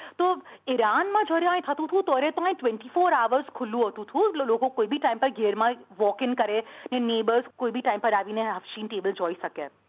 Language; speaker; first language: Gujarati; early bilingual, heritage; Gujarati